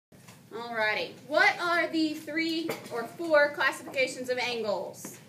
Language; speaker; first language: English; native; English